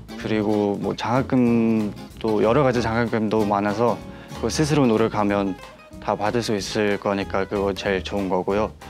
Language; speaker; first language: Korean; non-native, fluent; Mongolian